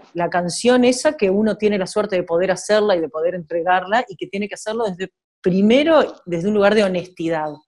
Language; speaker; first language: Spanish; native; Spanish